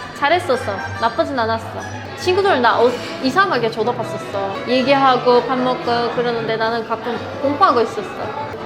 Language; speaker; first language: Korean; non-native, fluent; Turkish